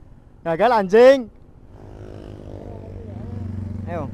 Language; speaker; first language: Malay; non-native, local second language; Javanese